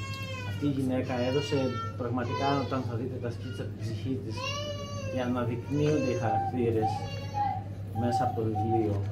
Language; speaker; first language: Greek; native; Greek